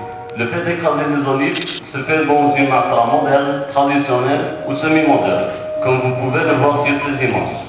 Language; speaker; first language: French; non-native, local second language; Arabic